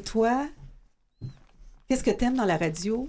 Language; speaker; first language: French; native; French